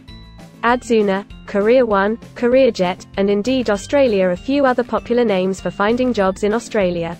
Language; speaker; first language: English; non-native, local second language; Hindi